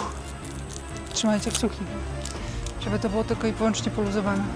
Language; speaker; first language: Polish; native; Polish